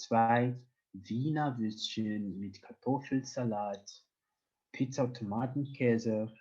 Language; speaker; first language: German; non-native, fluent; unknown